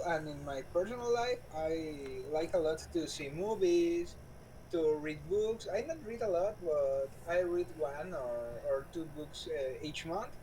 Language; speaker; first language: English; non-native, learner; Spanish